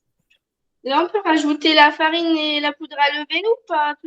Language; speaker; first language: French; native; French